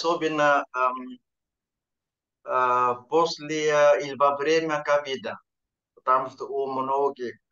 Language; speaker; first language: Russian; non-native, fluent; Vietnamese